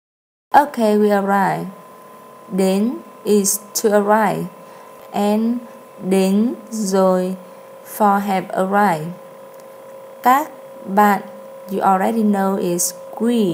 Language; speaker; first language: English; non-native, learner; Vietnamese